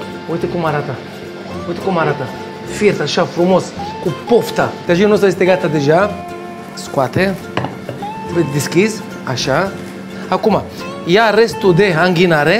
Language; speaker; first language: Romanian; non-native, fluent; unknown